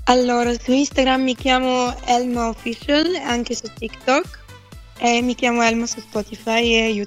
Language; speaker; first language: Italian; non-native, fluent; Bulgarian